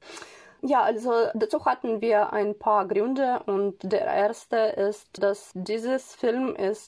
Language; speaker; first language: German; non-native, fluent; Ukrainian